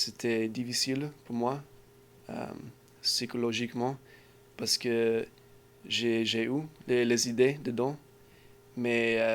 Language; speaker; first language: French; non-native, learner; English